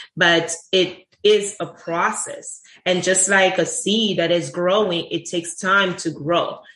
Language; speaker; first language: English; non-native, fluent; Haitian Creole